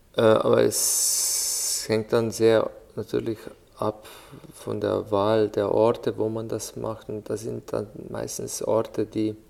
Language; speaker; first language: German; non-native, fluent; Slovenian